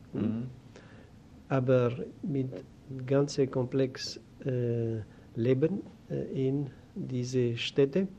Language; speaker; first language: German; non-native, learner; Greek